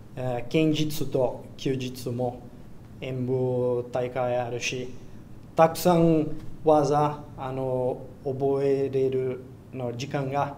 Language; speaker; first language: Japanese; non-native, learner; Portuguese